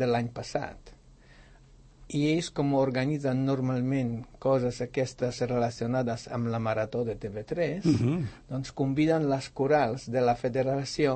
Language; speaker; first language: Catalan; non-native, fluent; Polish